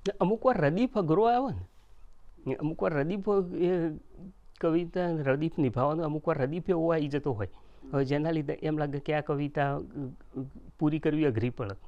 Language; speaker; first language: Gujarati; native; Gujarati